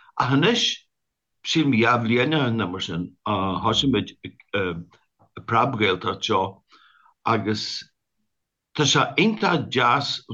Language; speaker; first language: Irish; native; Irish